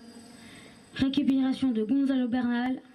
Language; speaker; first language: French; native; French